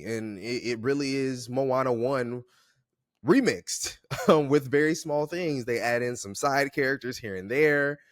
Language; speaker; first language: English; native; English